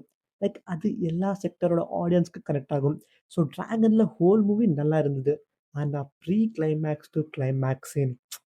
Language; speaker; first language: Tamil; non-native, learner; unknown